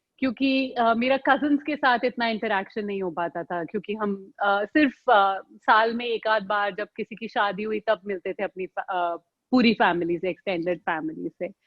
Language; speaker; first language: Hindi; native; Hindi